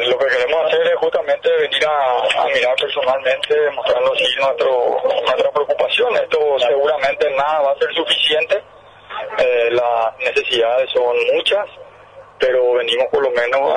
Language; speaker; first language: Spanish; native; Spanish